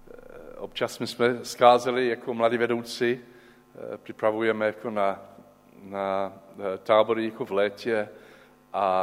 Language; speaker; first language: Czech; non-native, learner; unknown